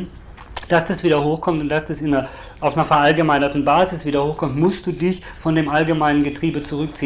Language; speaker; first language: German; native; German